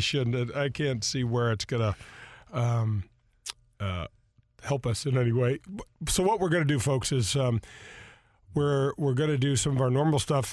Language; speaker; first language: English; native; English